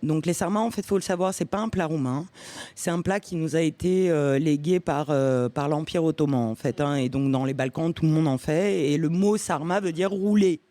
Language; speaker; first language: French; early bilingual, other home language; Romanian